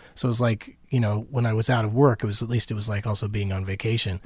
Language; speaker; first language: English; native; English